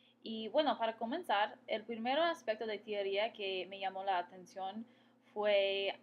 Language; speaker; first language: Spanish; non-native, fluent; English